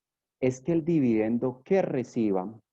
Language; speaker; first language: Spanish; native; Spanish